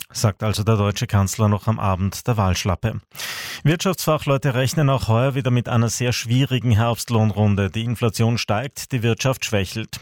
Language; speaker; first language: German; native; German